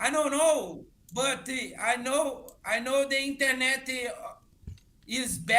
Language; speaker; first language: English; non-native, learner; Portuguese